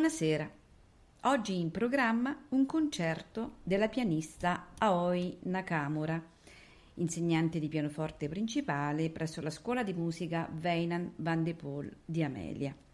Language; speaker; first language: Italian; native; Italian